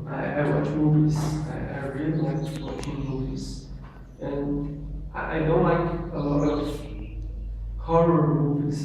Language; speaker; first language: English; non-native, learner; Portuguese